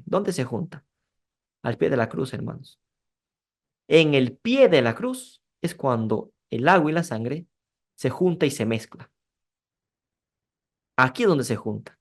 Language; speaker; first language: Spanish; native; Spanish